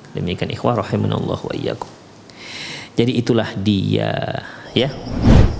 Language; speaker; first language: Indonesian; native; Indonesian